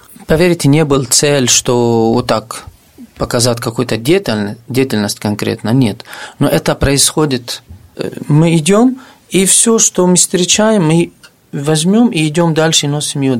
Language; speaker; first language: Russian; non-native, fluent; Arabic